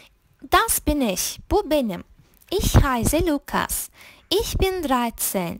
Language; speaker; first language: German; non-native, fluent; Turkish